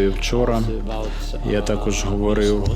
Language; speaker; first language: Ukrainian; non-native, local second language; Russian